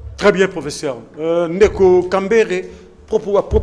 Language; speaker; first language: French; non-native, local second language; Lingala